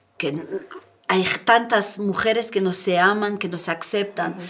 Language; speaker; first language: Spanish; non-native, learner; French